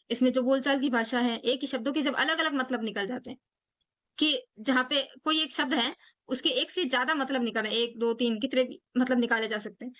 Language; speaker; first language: Hindi; native; Hindi